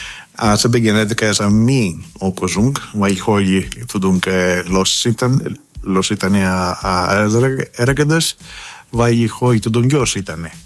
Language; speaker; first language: Hungarian; non-native, fluent; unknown